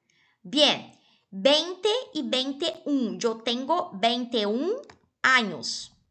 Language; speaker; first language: Spanish; non-native, fluent; Portuguese